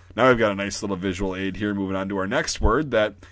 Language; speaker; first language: English; native; English